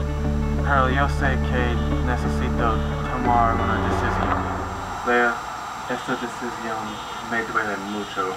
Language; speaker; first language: Spanish; non-native, learner; English